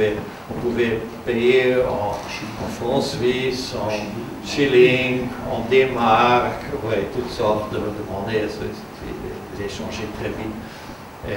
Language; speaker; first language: French; non-native, fluent; German